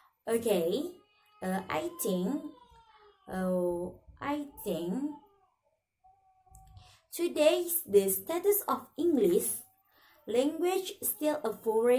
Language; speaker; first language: English; non-native, learner; Indonesian